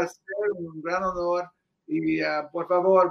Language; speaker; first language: Spanish; early bilingual, heritage; English